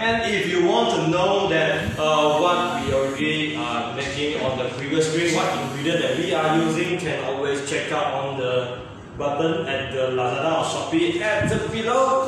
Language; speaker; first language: English; non-native, local second language; Chinese